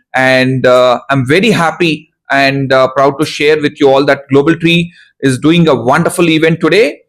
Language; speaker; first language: English; non-native, local second language; Telugu